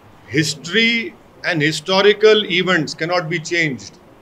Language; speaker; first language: English; non-native, local second language; Urdu